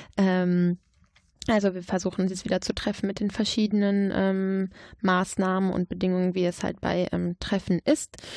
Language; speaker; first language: German; native; German